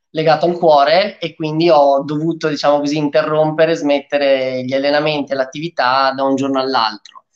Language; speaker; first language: Italian; early bilingual, other home language; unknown